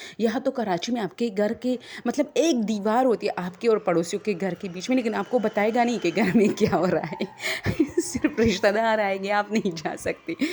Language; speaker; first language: Urdu; non-native, local second language; Pashto